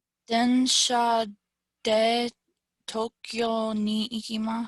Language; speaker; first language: Japanese; non-native, learner; English